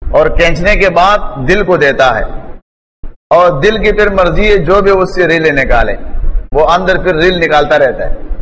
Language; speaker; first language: Urdu; non-native, local second language; Pashto